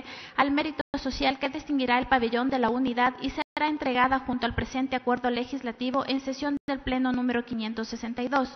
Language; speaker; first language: Spanish; native; Spanish